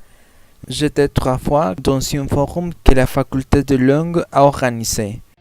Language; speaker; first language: French; non-native, learner; Spanish